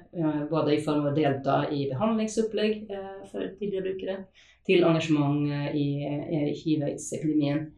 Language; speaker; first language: Norwegian; non-native, fluent; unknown